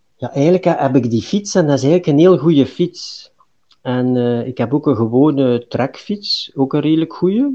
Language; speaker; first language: Dutch; native; Dutch